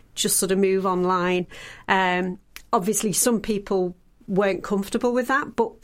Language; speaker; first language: English; native; English